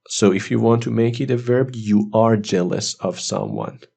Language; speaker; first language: English; non-native, fluent; Persian